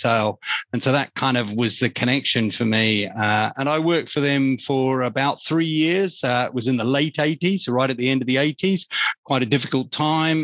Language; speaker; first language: English; native; English